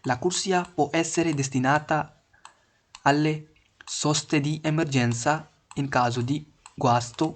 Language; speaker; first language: Italian; non-native, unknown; Hindi